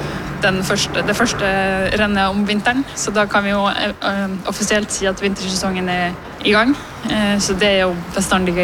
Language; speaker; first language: Norwegian; native; Norwegian